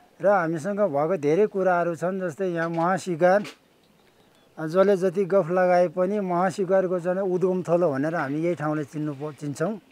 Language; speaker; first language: Nepali; non-native, local second language; Gurung